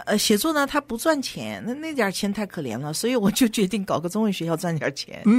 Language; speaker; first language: Chinese; native; Chinese